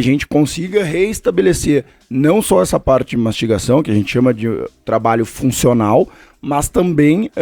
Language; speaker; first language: Portuguese; native; Portuguese